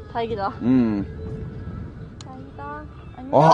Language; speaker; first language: Korean; non-native, learner; Japanese